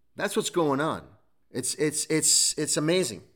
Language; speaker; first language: English; non-native, fluent; Italian